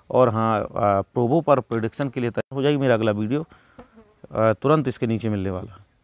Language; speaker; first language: Hindi; native; Hindi